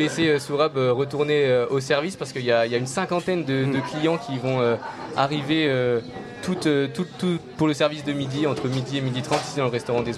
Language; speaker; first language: French; native; French